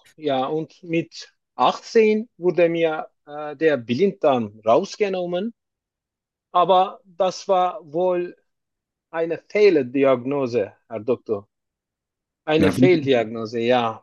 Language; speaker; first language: German; non-native, learner; Turkish